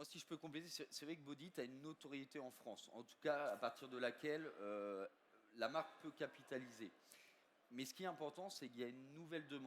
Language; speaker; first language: French; native; French